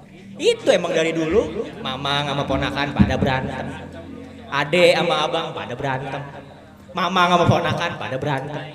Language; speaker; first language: Indonesian; native; Indonesian